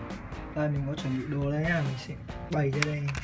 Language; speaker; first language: Vietnamese; native; Vietnamese